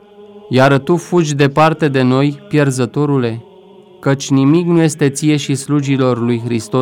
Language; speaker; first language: Romanian; native; Romanian